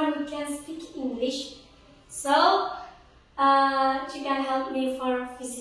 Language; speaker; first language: English; non-native, learner; Indonesian